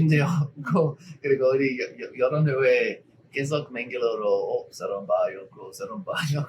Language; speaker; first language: Korean; non-native, learner; English